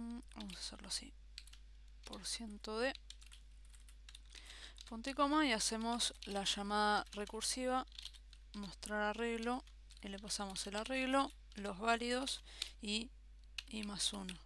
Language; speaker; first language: Spanish; native; Spanish